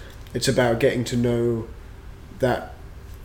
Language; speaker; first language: English; native; English